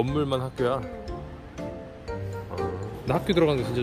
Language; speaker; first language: Korean; native; Korean